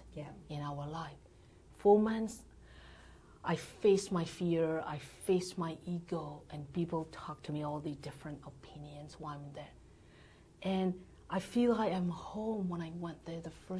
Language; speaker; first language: English; non-native, learner; Burmese